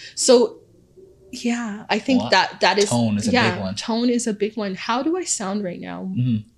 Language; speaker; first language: English; early bilingual, other home language; Akan